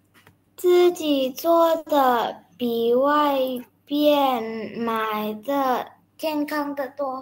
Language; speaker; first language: Chinese; non-native, learner; Indonesian